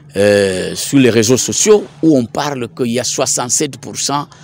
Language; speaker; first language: French; non-native, local second language; Swahili